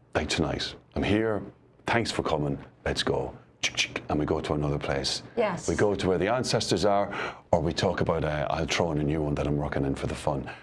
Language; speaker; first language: English; native; English